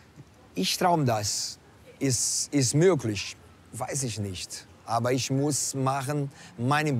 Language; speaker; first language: German; non-native, learner; Portuguese